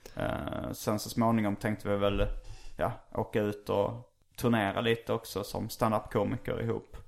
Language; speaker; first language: Swedish; native; Swedish